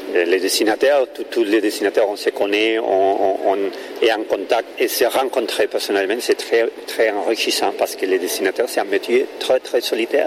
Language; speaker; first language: French; non-native, learner; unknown